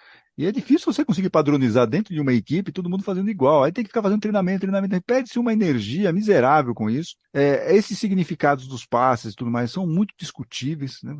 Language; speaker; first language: Portuguese; native; Portuguese